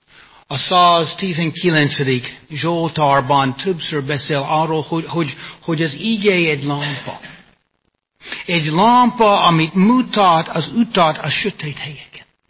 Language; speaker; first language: Hungarian; non-native, fluent; English